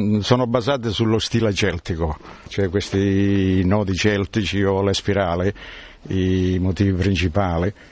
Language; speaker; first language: Italian; native; Italian